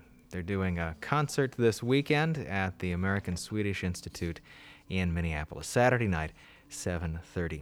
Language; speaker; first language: English; native; English